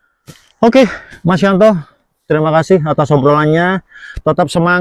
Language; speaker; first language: Indonesian; native; Indonesian